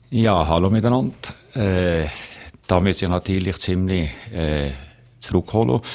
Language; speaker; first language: German; native; German